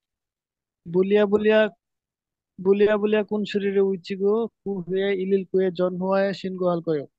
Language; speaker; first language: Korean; non-native, learner; Bangla